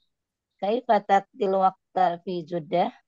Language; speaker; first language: Arabic; non-native, learner; Indonesian